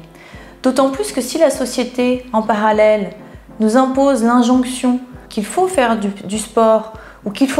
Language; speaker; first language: French; native; French